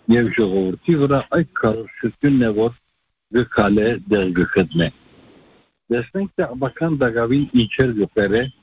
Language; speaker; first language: Armenian; native; Armenian